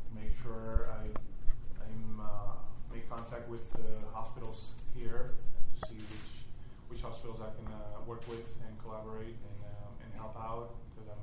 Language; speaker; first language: English; non-native, fluent; Spanish